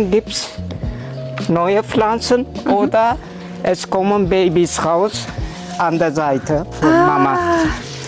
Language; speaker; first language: German; early bilingual, other home language; Turkish